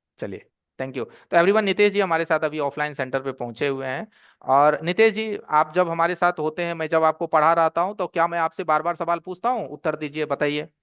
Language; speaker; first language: Hindi; native; Hindi